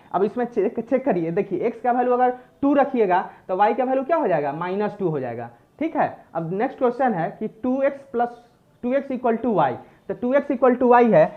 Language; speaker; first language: Hindi; native; Hindi